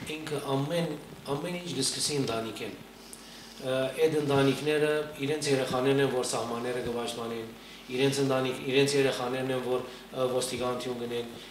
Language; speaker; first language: Armenian; native; Armenian